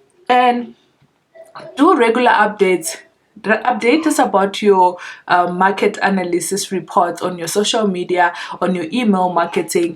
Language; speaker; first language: English; non-native, local second language; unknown